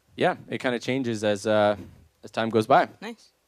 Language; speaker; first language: English; native; English